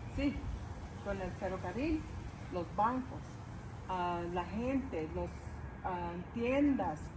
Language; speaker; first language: Spanish; non-native, learner; English